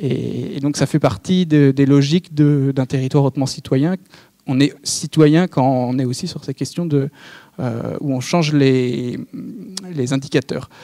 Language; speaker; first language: French; native; French